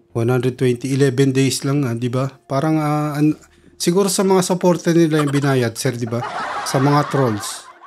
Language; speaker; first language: Filipino; non-native, local second language; Cebuano